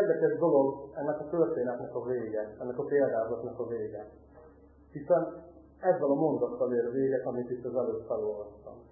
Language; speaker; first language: Hungarian; native; Hungarian